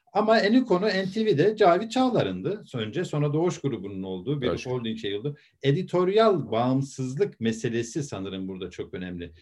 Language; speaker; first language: Turkish; native; Turkish